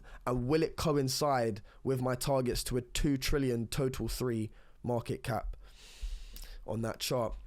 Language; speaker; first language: English; native; English